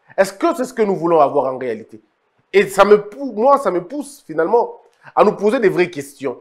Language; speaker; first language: French; non-native, local second language; Lingala